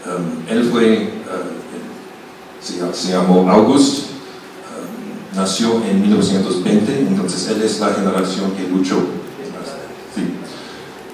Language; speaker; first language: Spanish; non-native, fluent; German